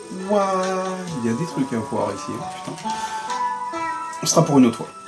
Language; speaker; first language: French; native; French